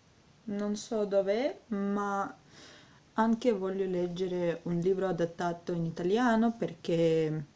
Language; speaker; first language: Italian; non-native, learner; Russian